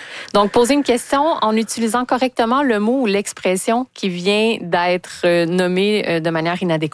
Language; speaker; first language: French; native; French